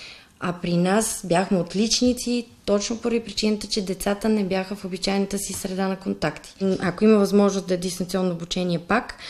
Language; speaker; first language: Bulgarian; native; Bulgarian